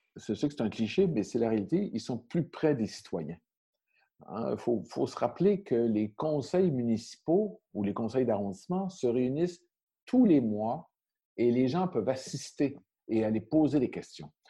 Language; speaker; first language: French; native; French